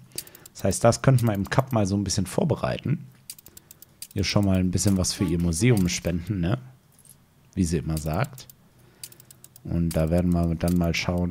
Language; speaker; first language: German; native; German